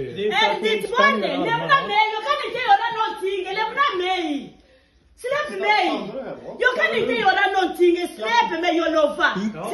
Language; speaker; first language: Swedish; non-native, learner; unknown